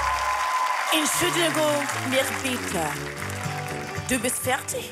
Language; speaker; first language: German; non-native, learner; Russian